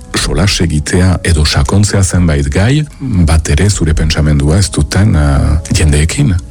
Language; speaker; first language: Basque; native; Basque